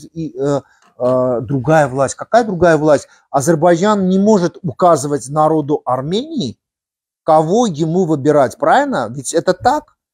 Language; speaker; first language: Russian; non-native, local second language; Armenian